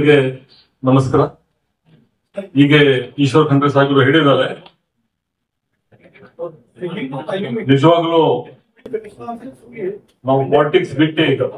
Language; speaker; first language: Kannada; non-native, local second language; Urdu